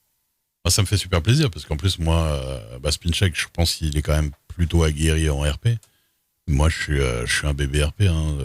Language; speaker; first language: French; native; French